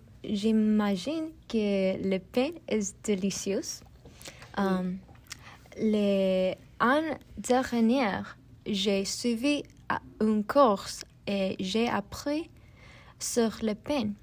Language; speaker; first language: French; non-native, learner; English